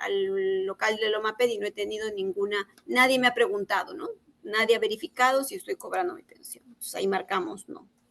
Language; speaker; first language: Spanish; native; Spanish